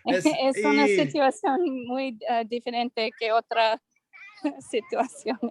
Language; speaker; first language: Spanish; non-native, learner; English